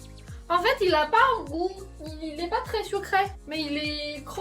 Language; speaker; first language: French; non-native, learner; Chinese